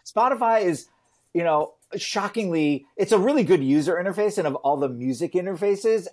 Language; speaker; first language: English; native; English